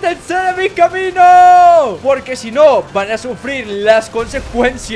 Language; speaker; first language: Spanish; native; Spanish